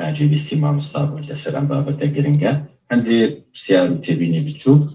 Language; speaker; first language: Central Kurdish; non-native, local second language; Kurdish